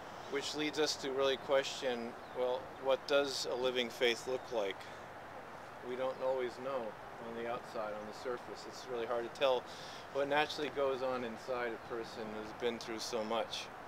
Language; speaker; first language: English; early bilingual, other home language; Latvian